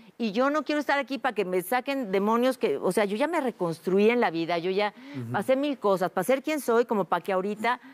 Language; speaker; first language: Spanish; native; Spanish